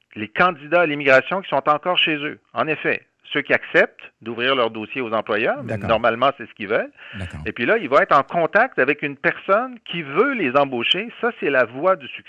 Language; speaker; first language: French; native; French